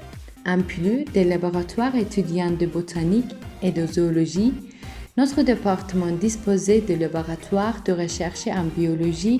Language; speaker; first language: French; non-native, learner; Turkish